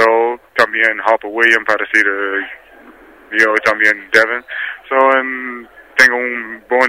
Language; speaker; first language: Spanish; non-native, learner; English